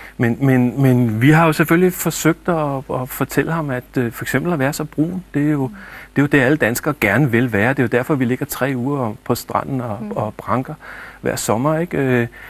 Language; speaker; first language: Danish; native; Danish